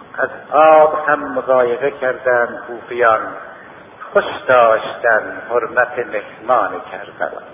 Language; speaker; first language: Persian; native; Persian